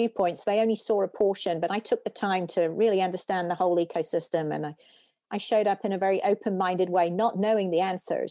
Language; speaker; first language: English; native; English